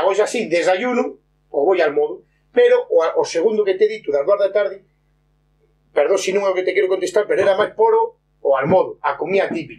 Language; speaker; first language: Spanish; non-native, local second language; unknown